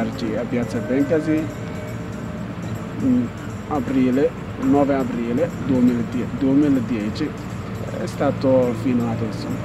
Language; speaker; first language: Italian; non-native, learner; Somali